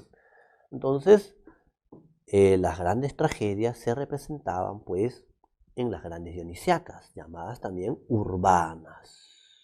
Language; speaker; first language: Spanish; native; Spanish